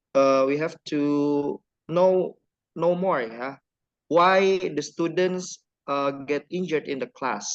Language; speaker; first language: English; non-native, learner; Indonesian